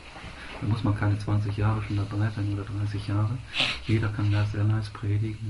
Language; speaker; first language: German; native; German